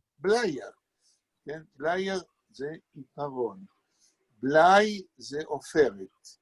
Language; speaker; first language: Hebrew; native; Hebrew